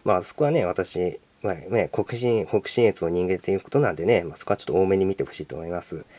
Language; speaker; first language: Japanese; native; Japanese